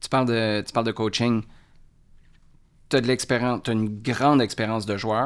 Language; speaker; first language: French; native; French